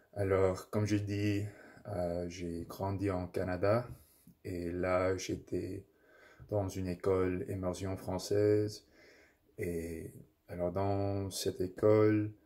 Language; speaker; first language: French; non-native, local second language; English